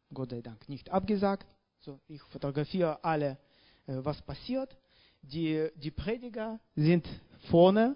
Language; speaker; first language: German; non-native, learner; Russian